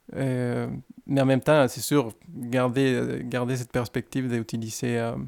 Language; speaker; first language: French; non-native, fluent; Spanish